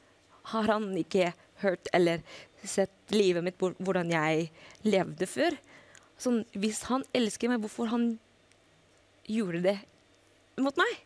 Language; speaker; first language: Norwegian; non-native, fluent; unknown